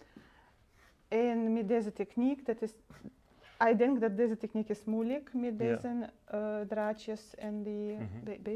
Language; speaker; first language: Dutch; non-native, learner; Russian